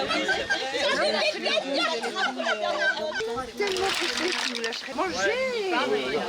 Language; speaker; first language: French; non-native, fluent; German